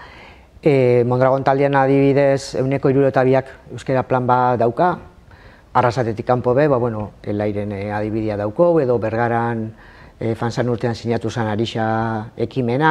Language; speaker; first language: Basque; native; Basque